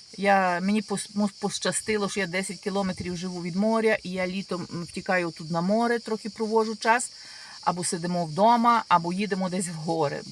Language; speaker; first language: Ukrainian; native; Ukrainian